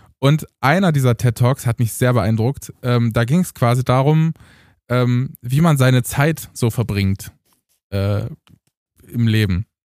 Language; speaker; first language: German; early bilingual, other home language; Romanian